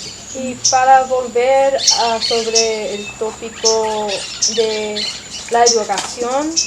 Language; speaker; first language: Spanish; non-native, learner; English